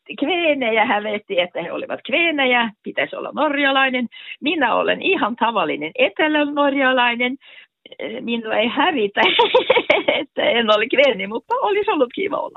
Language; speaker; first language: Finnish; non-native, fluent; Norwegian